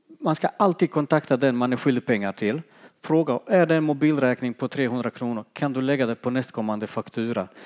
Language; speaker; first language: Swedish; non-native, fluent; Bosnian